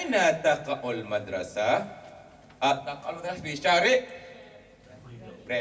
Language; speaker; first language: Arabic; non-native, fluent; Malay